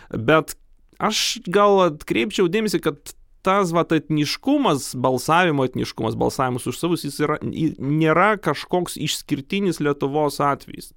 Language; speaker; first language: Lithuanian; non-native, local second language; Polish